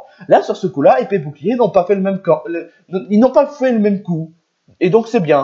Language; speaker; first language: French; native; French